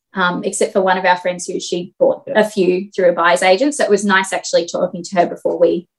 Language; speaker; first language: English; native; English